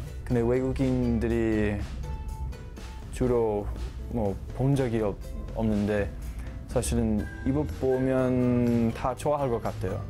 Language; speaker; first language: Korean; non-native, learner; English